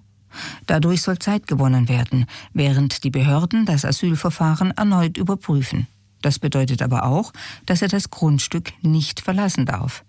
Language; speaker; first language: German; native; German